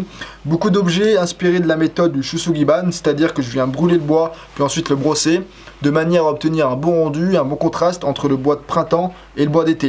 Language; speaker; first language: French; native; French